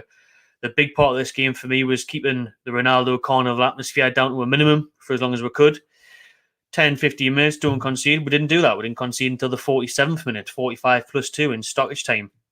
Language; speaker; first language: English; native; English